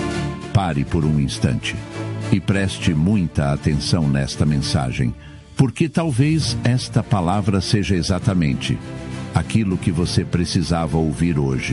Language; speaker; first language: Portuguese; native; Portuguese